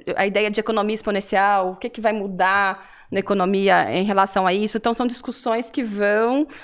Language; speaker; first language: Portuguese; native; Portuguese